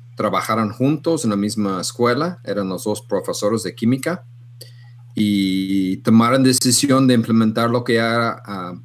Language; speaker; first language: Spanish; non-native, fluent; English